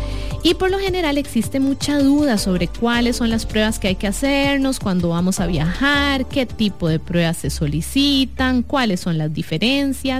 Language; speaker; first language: Spanish; native; Spanish